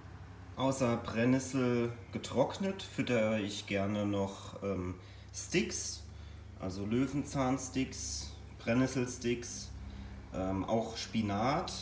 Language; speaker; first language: German; native; German